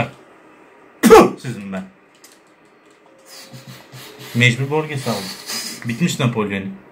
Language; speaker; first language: Turkish; native; Turkish